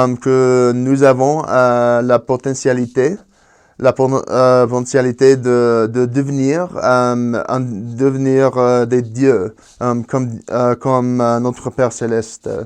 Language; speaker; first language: French; non-native, fluent; Spanish